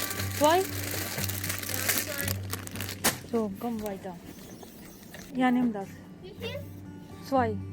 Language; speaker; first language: German; non-native, learner; Urdu